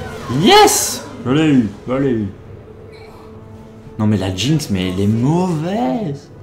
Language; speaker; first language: French; native; French